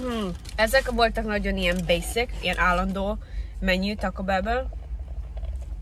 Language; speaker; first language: Hungarian; non-native, fluent; English